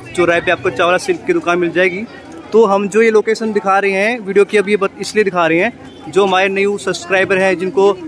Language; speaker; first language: Hindi; native; Hindi